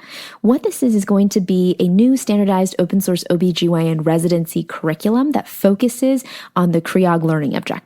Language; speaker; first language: English; native; English